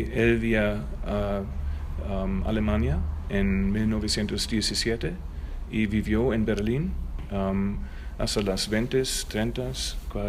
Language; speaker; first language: Spanish; non-native, learner; German